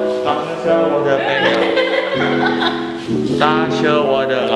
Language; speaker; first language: Chinese; non-native, learner; Indonesian